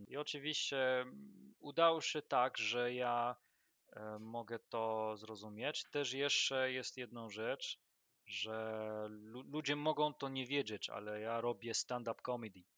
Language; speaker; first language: Polish; non-native, fluent; Arabic